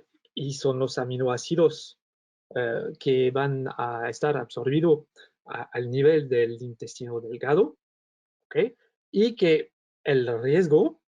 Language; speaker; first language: Spanish; non-native, fluent; French